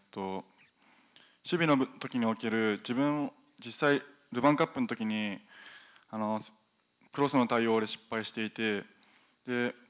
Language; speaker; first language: Japanese; native; Japanese